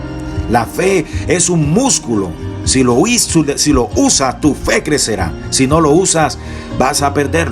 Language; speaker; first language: Spanish; native; Spanish